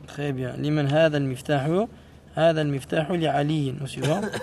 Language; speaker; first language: Arabic; non-native, fluent; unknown